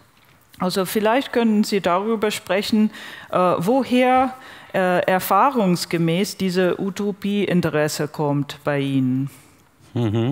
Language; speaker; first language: German; non-native, fluent; English